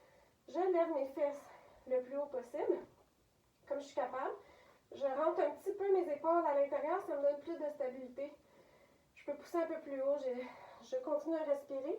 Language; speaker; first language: French; native; French